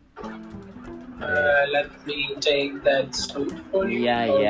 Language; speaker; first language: English; non-native, learner; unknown